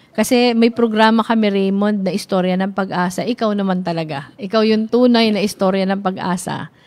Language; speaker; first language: Filipino; non-native, local second language; Bikol